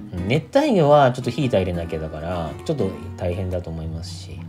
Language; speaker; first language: Japanese; native; Japanese